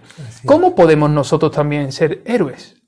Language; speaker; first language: Spanish; native; Spanish